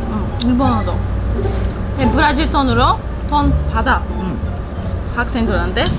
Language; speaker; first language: Korean; non-native, fluent; Portuguese